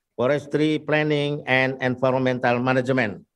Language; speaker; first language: English; non-native, fluent; Indonesian